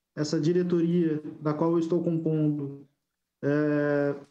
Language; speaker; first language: Portuguese; native; Portuguese